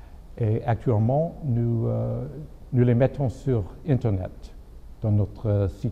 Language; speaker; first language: French; non-native, fluent; English